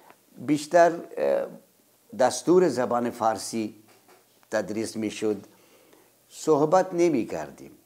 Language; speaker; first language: Persian; non-native, fluent; Urdu